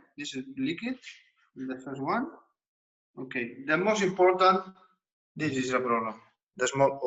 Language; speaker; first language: English; non-native, learner; Spanish